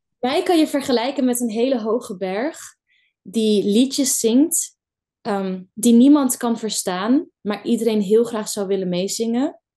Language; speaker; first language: Dutch; early bilingual, other home language; Kurdish